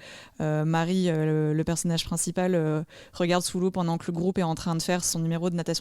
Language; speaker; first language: French; native; French